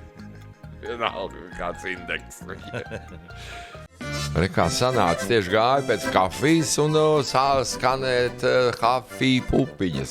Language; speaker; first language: Latvian; native; Latvian